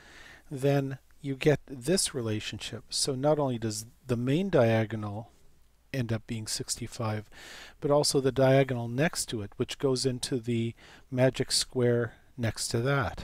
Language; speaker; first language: English; native; English